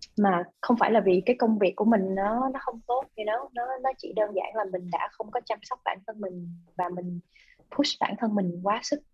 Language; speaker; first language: Vietnamese; native; Vietnamese